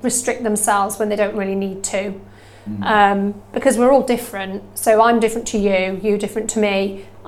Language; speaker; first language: English; native; English